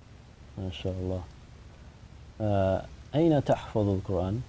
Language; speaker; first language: Arabic; non-native, learner; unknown